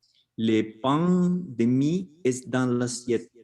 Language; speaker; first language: French; non-native, learner; Spanish